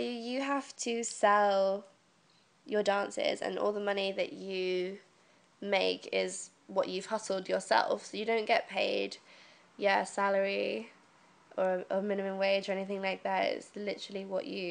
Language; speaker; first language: English; native; English